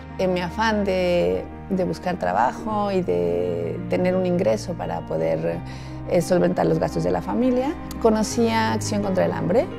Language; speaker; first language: Spanish; native; Spanish